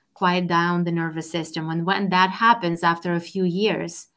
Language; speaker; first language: English; non-native, fluent; Russian